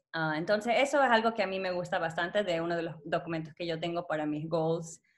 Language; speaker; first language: Spanish; early bilingual, heritage; Spanish